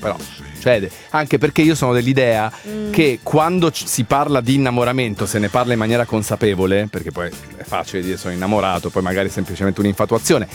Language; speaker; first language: Italian; native; Italian